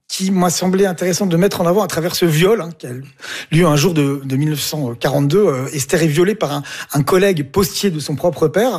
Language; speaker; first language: French; native; French